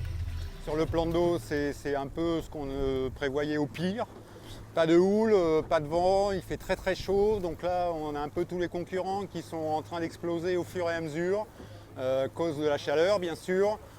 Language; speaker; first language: French; native; French